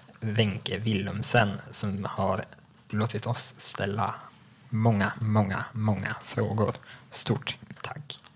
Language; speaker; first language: Swedish; native; Swedish